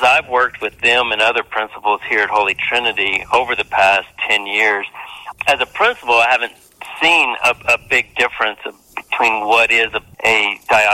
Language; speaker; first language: English; native; English